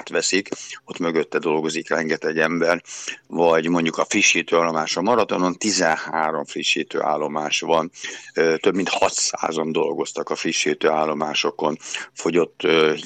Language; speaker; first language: Hungarian; native; Hungarian